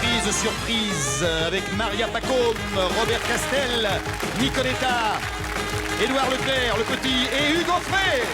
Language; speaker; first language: French; native; French